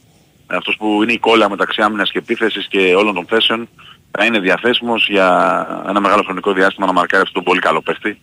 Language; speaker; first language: Greek; native; Greek